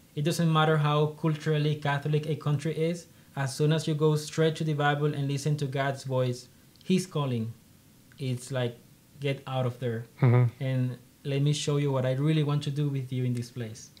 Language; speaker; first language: English; non-native, fluent; Spanish